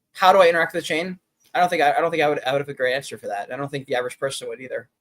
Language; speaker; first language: English; native; English